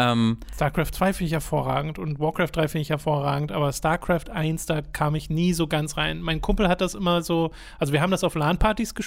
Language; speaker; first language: German; native; German